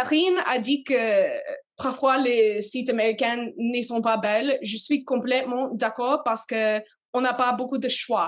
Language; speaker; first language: French; non-native, learner; English